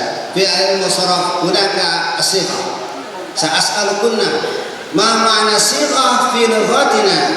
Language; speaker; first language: Arabic; non-native, fluent; Indonesian